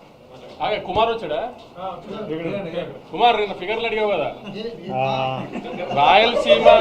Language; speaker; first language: Telugu; native; Telugu